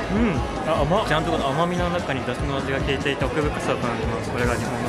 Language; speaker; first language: Japanese; native; Japanese